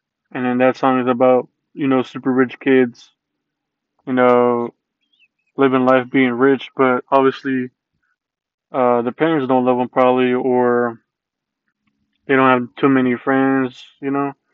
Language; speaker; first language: English; early bilingual, other home language; Spanish